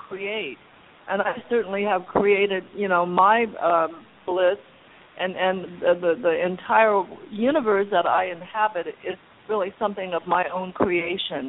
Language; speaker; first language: English; native; English